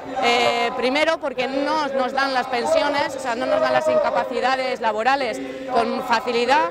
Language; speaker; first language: Spanish; native; Spanish